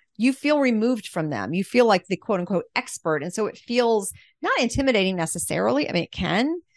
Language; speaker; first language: English; native; English